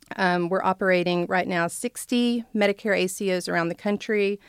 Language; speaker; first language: English; native; English